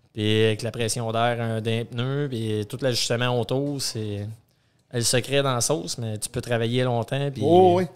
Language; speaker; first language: French; native; French